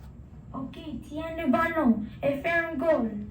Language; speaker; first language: French; non-native, learner; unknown